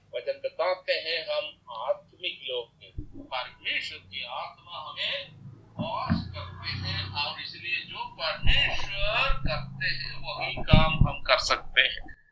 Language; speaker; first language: Hindi; non-native, local second language; Odia